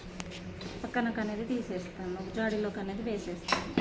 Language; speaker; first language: Telugu; native; Telugu